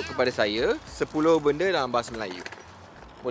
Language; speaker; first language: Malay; non-native, local second language; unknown